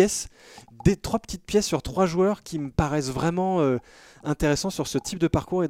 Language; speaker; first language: French; native; French